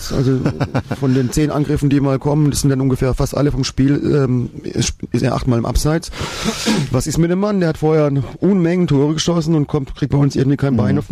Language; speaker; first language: German; native; German